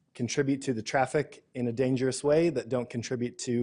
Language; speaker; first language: English; native; English